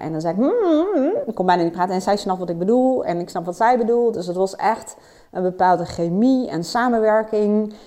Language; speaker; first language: Dutch; native; Dutch